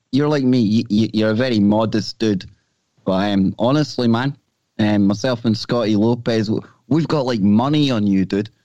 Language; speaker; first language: English; native; English